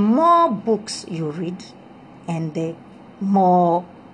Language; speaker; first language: English; non-native, fluent; Lingala